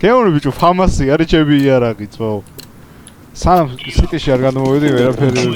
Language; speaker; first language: Georgian; native; Georgian